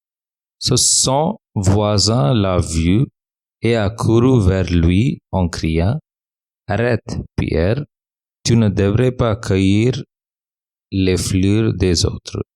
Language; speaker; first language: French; non-native, fluent; English